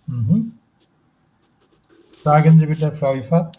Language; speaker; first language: German; non-native, fluent; Bangla